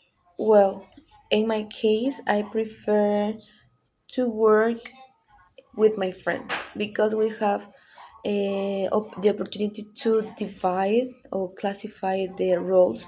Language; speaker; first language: English; non-native, learner; Spanish